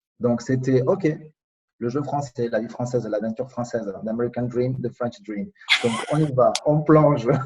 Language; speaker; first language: French; non-native, fluent; Spanish